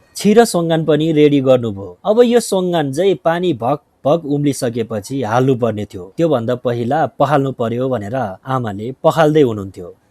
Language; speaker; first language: Nepali; non-native, local second language; Eastern Tamang